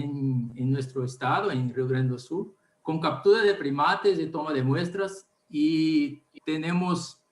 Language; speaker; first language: Spanish; non-native, learner; Portuguese